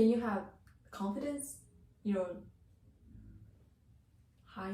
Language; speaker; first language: English; non-native, learner; Japanese